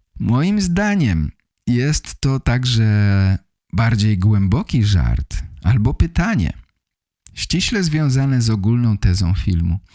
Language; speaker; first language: Polish; native; Polish